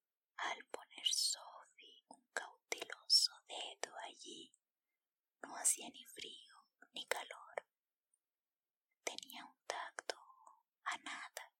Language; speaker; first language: Spanish; native; Spanish